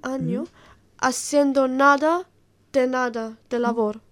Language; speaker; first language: Spanish; non-native, learner; Italian